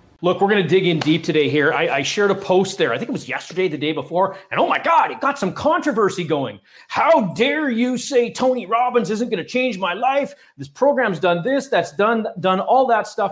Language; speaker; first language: English; native; English